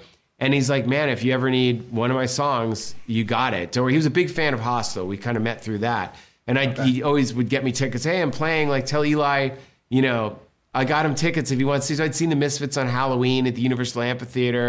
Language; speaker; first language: English; native; English